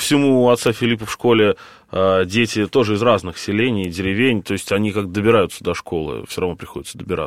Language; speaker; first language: Russian; native; Russian